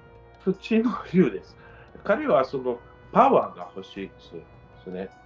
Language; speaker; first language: Japanese; non-native, learner; Ukrainian